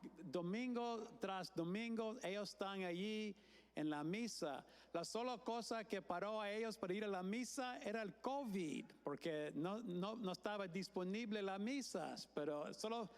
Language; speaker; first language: Spanish; non-native, fluent; English